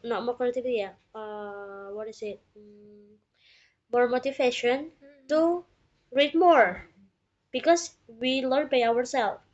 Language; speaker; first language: English; non-native, learner; Indonesian